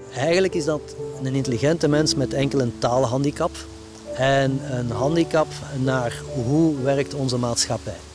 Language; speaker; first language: Dutch; native; Dutch